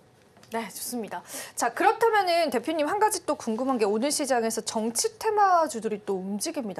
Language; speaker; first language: Korean; native; Korean